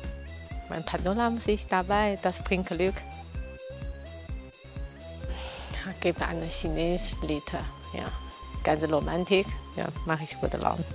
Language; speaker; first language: German; non-native, learner; Chinese